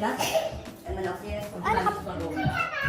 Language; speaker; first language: German; non-native, learner; Filipino